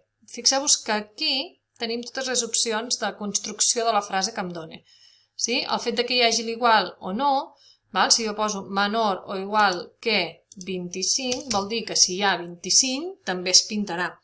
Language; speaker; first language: Catalan; native; Catalan